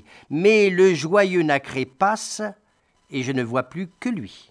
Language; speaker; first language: French; native; French